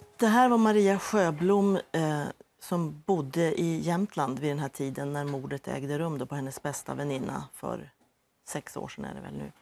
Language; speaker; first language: Swedish; native; Swedish